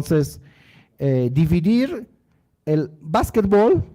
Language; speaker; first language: Spanish; non-native, learner; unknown